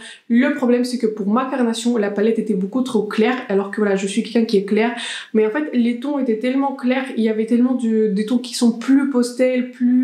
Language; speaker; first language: French; native; French